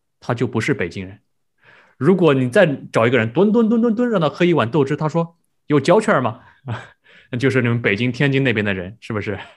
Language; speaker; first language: Chinese; native; Chinese